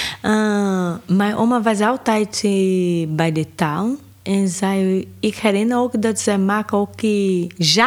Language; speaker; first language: Dutch; non-native, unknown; Portuguese